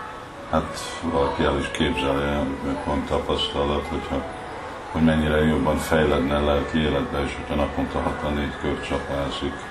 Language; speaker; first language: Hungarian; early bilingual, heritage; Hungarian